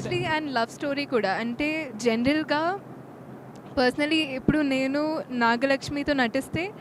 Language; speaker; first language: Telugu; non-native, fluent; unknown